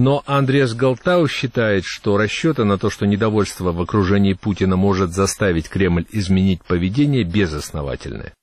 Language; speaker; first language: Russian; native; Russian